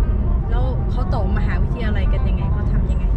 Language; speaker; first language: Thai; native; Thai